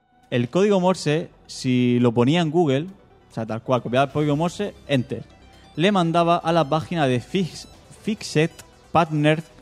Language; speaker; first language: Spanish; native; Spanish